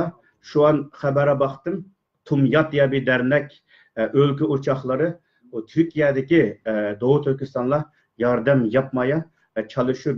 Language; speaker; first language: Turkish; non-native, learner; Uyghur